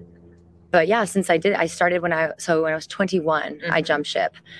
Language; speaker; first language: English; early bilingual, other home language; French